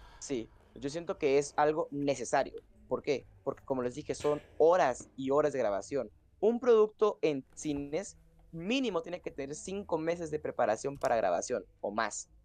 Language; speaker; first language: Spanish; native; Spanish